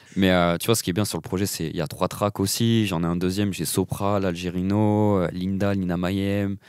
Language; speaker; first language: French; native; French